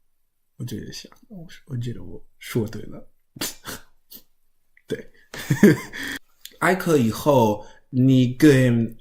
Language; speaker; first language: Chinese; non-native, learner; English